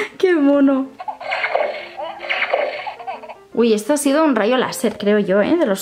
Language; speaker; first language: Spanish; native; Spanish